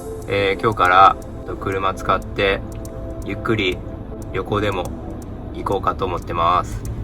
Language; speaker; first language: Japanese; native; Japanese